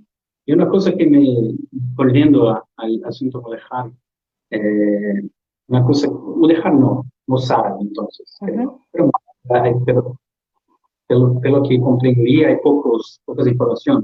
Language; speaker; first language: Spanish; non-native, learner; Portuguese